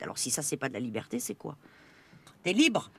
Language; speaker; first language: French; native; French